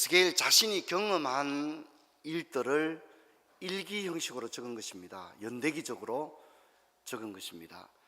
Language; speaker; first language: Korean; native; Korean